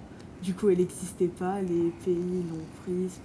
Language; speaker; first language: French; early bilingual, other home language; Polish